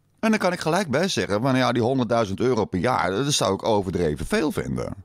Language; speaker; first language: Dutch; native; Dutch